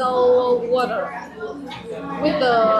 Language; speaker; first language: English; non-native, learner; Vietnamese